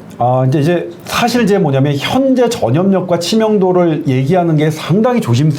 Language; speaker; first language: Korean; native; Korean